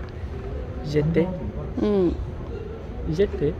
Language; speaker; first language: French; non-native, learner; Korean